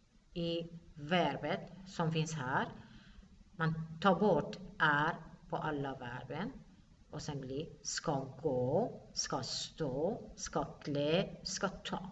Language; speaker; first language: Swedish; non-native, fluent; Persian